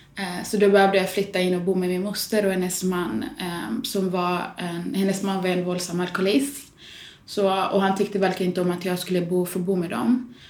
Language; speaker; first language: Swedish; early bilingual, other home language; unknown